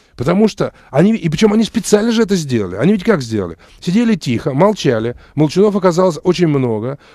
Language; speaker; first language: Russian; native; Russian